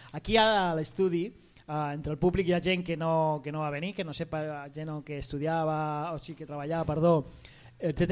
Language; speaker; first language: Catalan; native; Catalan